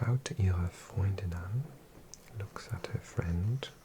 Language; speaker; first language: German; non-native, learner; English